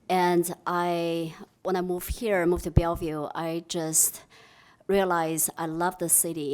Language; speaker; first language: English; non-native, fluent; Chinese